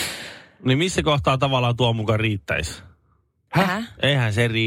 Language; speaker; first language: Finnish; native; Finnish